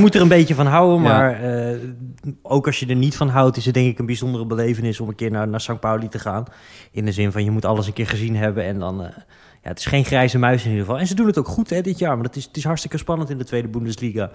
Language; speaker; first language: Dutch; native; Dutch